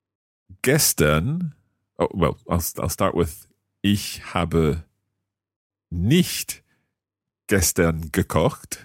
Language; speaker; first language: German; non-native, learner; English